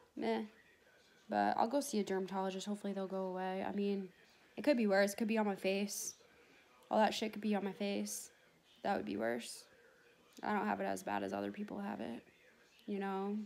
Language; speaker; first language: English; native; English